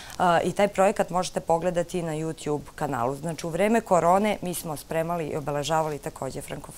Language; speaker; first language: Serbian; native; Serbian